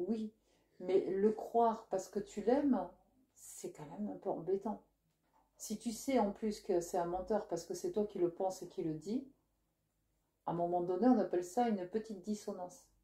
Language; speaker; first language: French; native; French